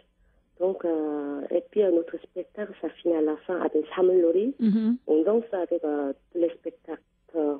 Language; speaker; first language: French; non-native, learner; Korean